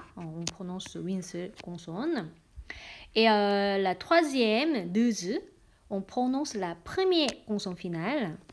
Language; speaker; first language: French; non-native, fluent; Korean